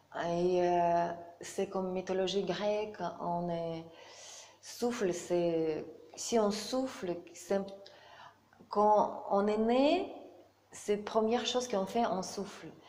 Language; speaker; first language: French; non-native, learner; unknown